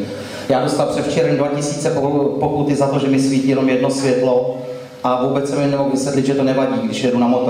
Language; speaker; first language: Czech; native; Czech